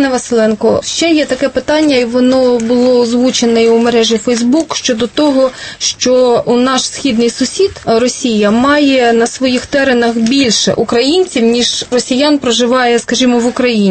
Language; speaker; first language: Ukrainian; native; Ukrainian